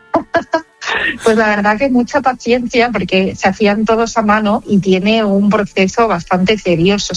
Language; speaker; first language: Spanish; native; Spanish